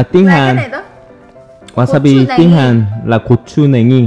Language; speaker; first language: Vietnamese; non-native, fluent; Korean